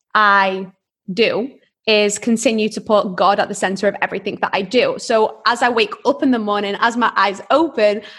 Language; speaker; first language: English; native; English